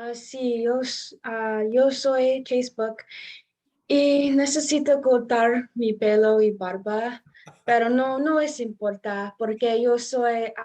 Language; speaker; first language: Spanish; non-native, learner; English